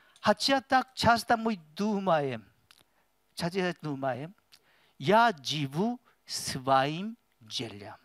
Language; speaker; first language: Russian; non-native, learner; Korean